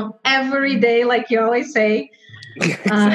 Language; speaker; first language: English; non-native, fluent; Portuguese